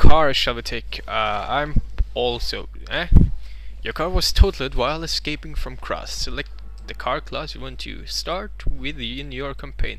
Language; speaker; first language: English; non-native, fluent; Norwegian